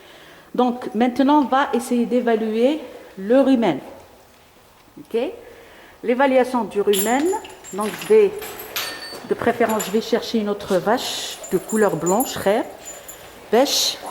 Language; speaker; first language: French; non-native, local second language; Arabic